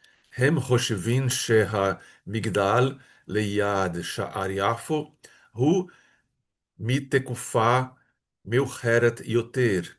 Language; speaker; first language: Hebrew; non-native, fluent; Portuguese